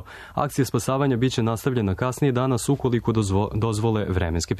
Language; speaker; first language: Croatian; native; Croatian